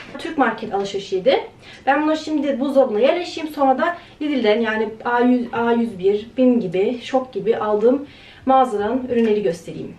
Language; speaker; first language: Turkish; early bilingual, heritage; Turkish